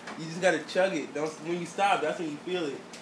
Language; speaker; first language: English; native; English